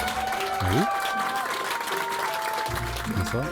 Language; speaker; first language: French; native; French